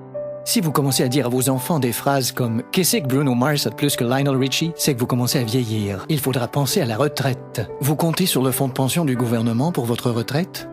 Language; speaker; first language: French; native; French